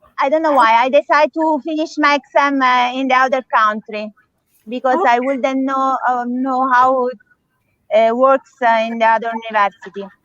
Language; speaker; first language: English; non-native, learner; Italian